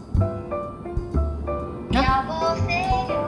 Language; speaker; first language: Korean; non-native, fluent; Thai